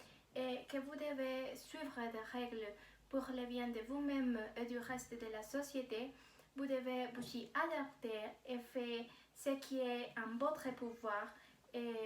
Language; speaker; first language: French; non-native, learner; Spanish